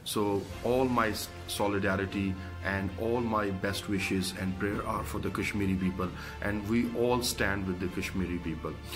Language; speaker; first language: English; non-native, local second language; Urdu